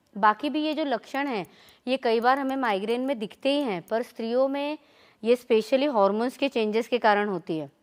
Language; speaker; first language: Hindi; non-native, local second language; Marathi